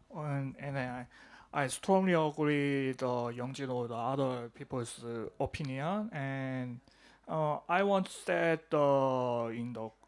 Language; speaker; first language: English; non-native, learner; Korean